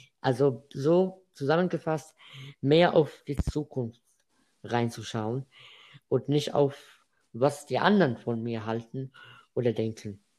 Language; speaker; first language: German; non-native, fluent; Arabic